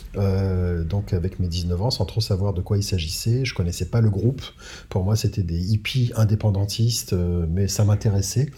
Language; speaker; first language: French; native; French